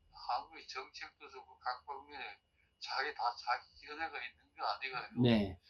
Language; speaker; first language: Korean; early bilingual, heritage; Korean